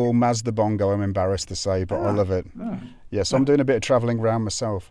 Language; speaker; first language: English; native; English